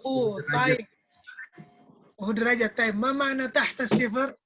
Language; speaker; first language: Arabic; non-native, fluent; Indonesian